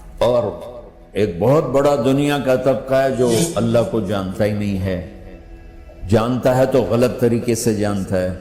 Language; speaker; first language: Urdu; non-native, local second language; Punjabi